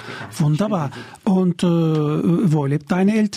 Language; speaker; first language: German; non-native, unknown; Turkish